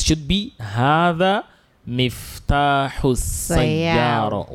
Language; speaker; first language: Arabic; non-native, fluent; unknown